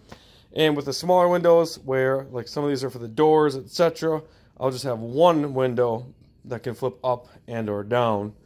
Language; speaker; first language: English; native; English